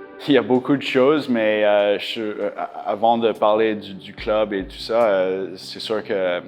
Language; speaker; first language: French; non-native, local second language; English